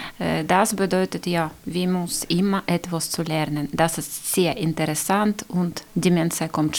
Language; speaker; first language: German; non-native, learner; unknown